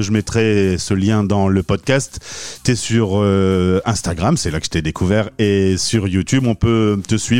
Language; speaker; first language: French; native; French